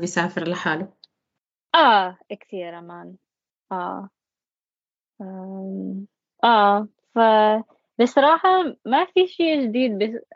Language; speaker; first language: Arabic; non-native, learner; English